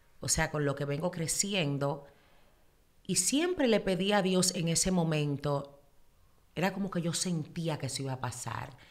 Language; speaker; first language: Spanish; early bilingual, heritage; Spanish